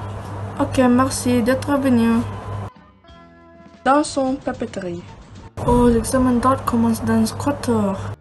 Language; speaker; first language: French; non-native, learner; Malay